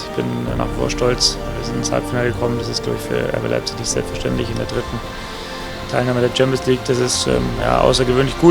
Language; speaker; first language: German; native; German